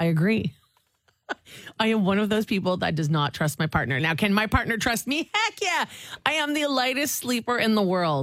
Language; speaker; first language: English; native; English